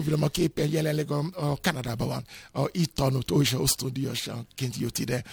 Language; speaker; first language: Hungarian; non-native, fluent; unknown